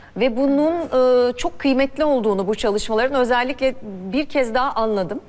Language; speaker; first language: Turkish; native; Turkish